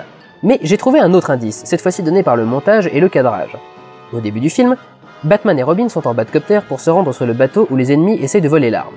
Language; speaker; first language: French; native; French